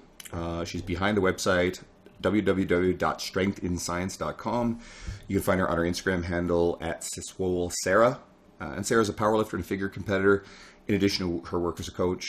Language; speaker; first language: English; native; English